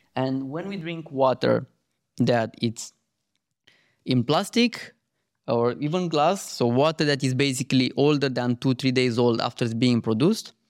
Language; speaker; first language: English; non-native, fluent; Romanian